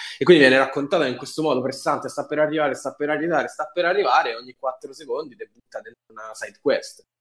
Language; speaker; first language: Italian; native; Italian